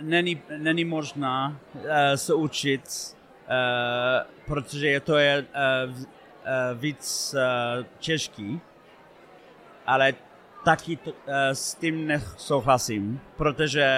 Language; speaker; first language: Czech; non-native, fluent; English